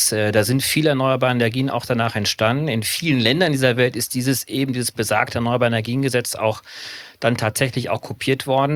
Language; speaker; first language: German; native; German